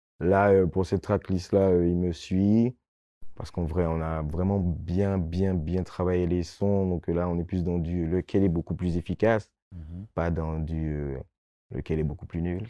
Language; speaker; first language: French; non-native, local second language; Guadeloupean Creole French